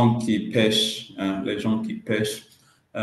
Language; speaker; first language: French; non-native, learner; Swahili